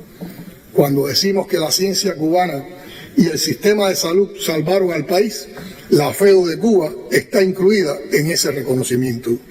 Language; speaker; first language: Spanish; native; Spanish